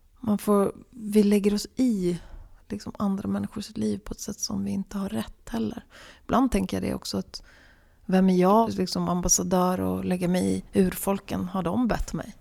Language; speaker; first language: Swedish; native; Swedish